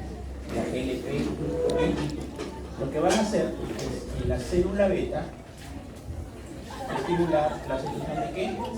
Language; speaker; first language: Spanish; native; Spanish